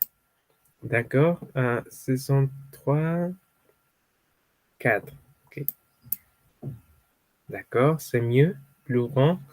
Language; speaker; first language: French; non-native, fluent; Spanish